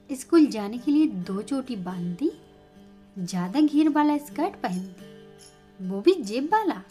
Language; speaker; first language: Hindi; native; Hindi